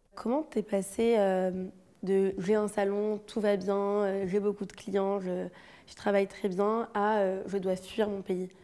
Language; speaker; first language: French; native; French